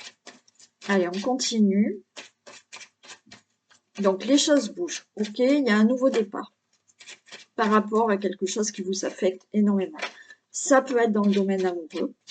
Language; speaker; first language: French; native; French